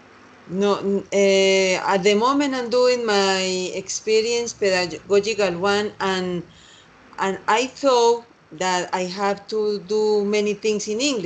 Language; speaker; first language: English; non-native, learner; Spanish